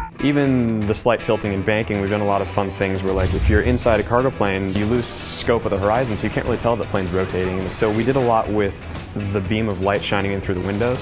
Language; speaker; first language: English; native; English